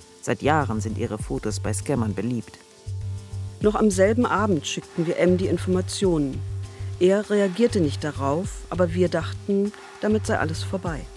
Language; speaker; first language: German; native; German